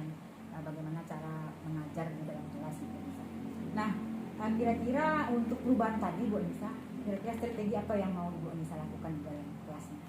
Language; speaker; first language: Indonesian; native; Indonesian